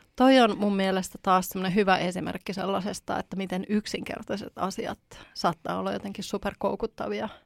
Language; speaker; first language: Finnish; native; Finnish